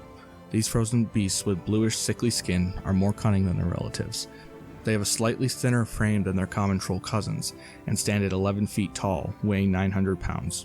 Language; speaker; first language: English; native; English